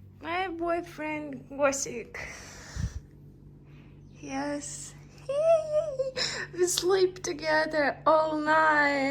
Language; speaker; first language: English; non-native, learner; Russian